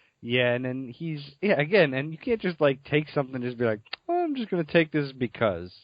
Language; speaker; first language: English; native; English